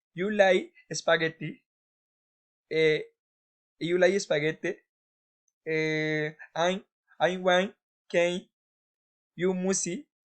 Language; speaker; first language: English; non-native, learner; Spanish